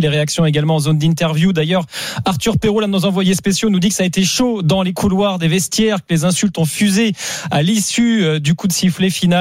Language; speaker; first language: French; native; French